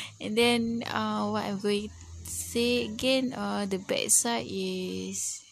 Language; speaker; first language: English; non-native, learner; Malay